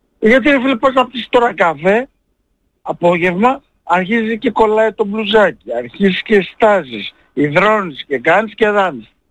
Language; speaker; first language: Greek; native; Greek